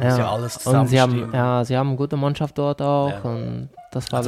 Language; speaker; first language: German; non-native, learner; Czech